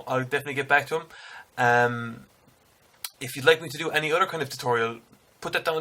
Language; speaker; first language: English; native; English